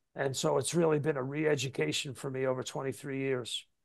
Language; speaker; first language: English; native; English